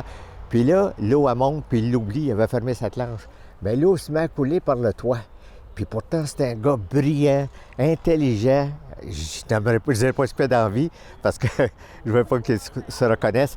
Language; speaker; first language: French; native; French